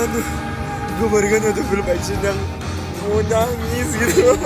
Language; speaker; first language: Indonesian; native; Indonesian